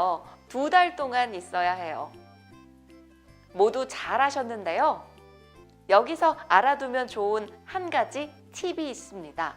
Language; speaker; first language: Korean; native; Korean